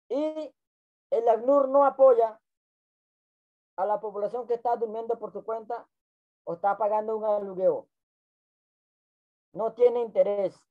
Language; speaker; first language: Spanish; non-native, local second language; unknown